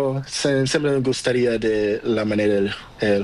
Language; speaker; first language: Spanish; non-native, learner; Portuguese